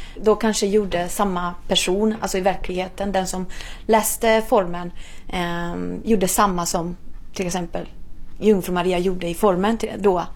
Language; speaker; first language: Swedish; non-native, fluent; Italian